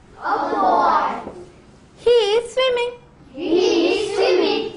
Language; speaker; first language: English; non-native, fluent; Gujarati